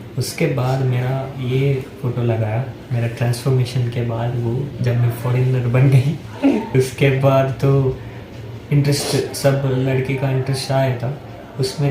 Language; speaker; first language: Hindi; non-native, local second language; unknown